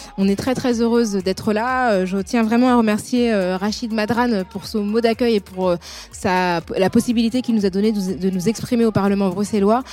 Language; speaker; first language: French; native; French